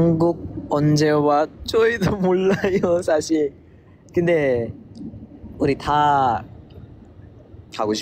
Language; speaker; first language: Korean; non-native, learner; Filipino